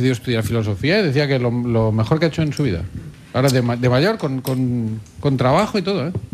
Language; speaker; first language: Spanish; native; Spanish